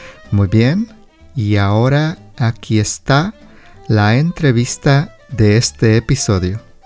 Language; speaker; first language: Spanish; native; Spanish